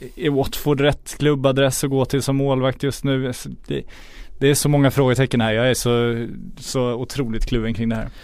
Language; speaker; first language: Swedish; native; Swedish